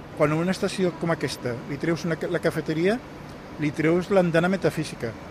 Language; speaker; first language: Catalan; non-native, local second language; Spanish